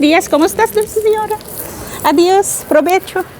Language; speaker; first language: Spanish; non-native, learner; Filipino